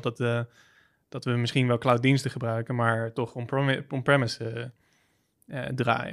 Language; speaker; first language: Dutch; native; Dutch